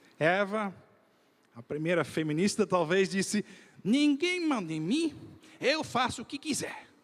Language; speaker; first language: Portuguese; non-native, fluent; Dutch